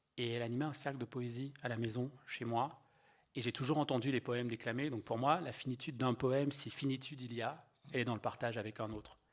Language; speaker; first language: French; native; French